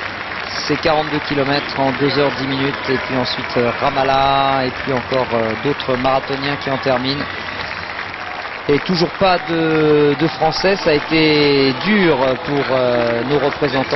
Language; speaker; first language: French; native; French